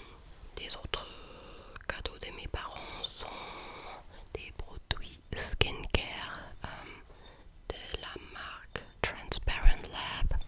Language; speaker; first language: French; non-native, learner; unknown